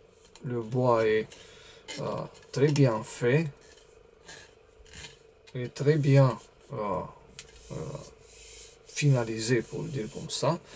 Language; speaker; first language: French; non-native, learner; Romanian